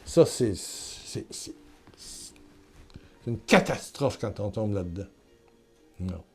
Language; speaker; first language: French; native; French